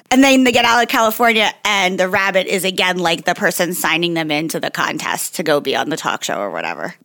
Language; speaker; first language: English; native; English